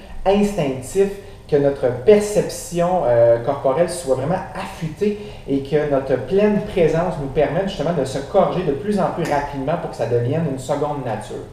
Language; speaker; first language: French; native; French